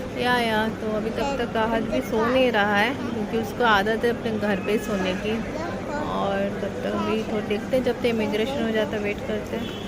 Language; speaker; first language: Hindi; native; Hindi